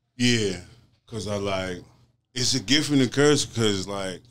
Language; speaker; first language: English; native; English